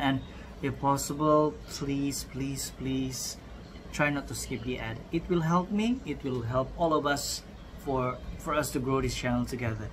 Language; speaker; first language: English; non-native, local second language; Malay